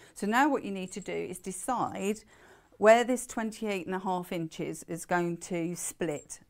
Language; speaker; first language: English; native; English